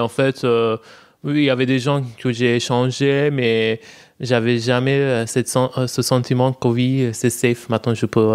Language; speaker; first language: French; non-native, fluent; Persian